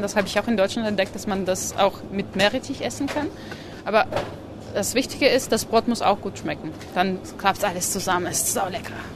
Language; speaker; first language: German; non-native, fluent; Belarusian